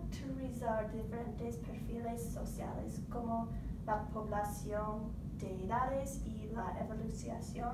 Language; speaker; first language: Spanish; non-native, learner; English